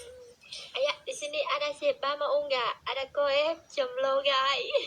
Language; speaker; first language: Indonesian; non-native, learner; Vietnamese